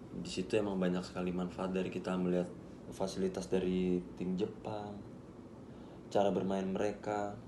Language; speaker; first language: Indonesian; native; Indonesian